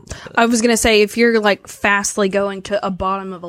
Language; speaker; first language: English; native; English